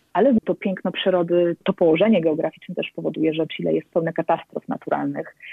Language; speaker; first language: Polish; native; Polish